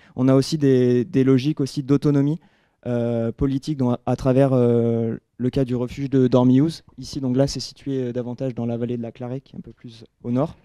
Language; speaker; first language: French; native; French